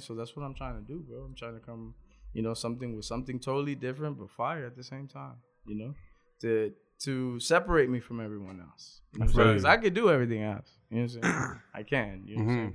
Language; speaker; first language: English; native; English